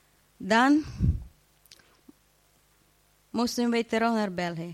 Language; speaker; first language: Dutch; non-native, fluent; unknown